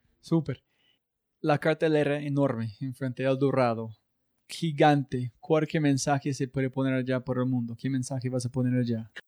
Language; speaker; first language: Spanish; non-native, learner; English